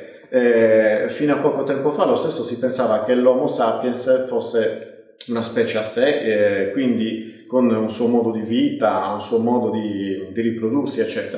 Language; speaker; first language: Italian; native; Italian